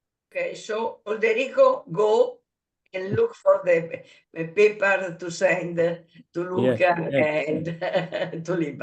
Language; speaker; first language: English; non-native, fluent; Italian